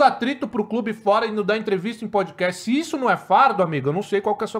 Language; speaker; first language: Portuguese; native; Portuguese